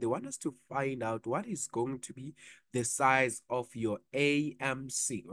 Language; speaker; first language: English; non-native, local second language; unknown